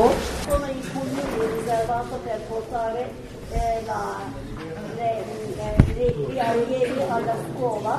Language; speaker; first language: Italian; non-native, fluent; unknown